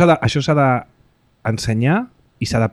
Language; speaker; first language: Catalan; native; Catalan